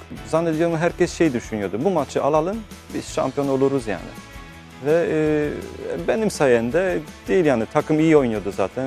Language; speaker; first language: Turkish; early bilingual, heritage; Turkish